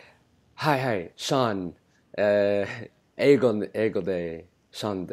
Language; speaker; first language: Japanese; non-native, learner; English